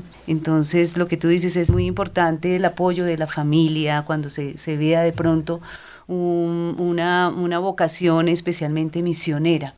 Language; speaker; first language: Spanish; native; Spanish